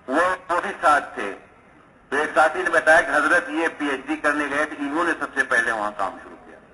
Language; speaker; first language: Urdu; native; Urdu